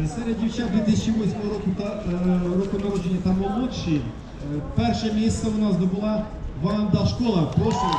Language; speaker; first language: Ukrainian; native; Ukrainian